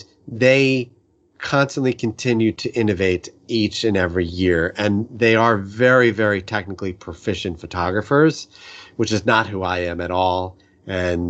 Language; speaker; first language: English; native; English